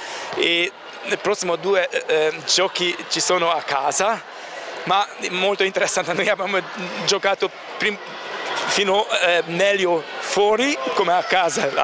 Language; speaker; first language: Italian; non-native, learner; German